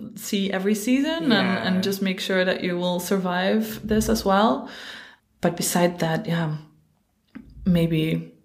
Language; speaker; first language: English; non-native, fluent; Dutch